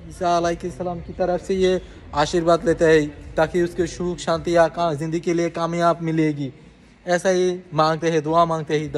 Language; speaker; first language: Hindi; non-native, learner; Bangla